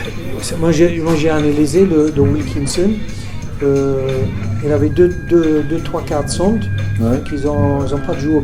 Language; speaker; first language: French; non-native, fluent; English